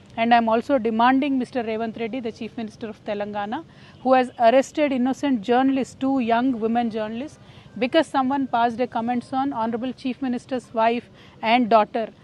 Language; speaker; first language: English; non-native, local second language; Telugu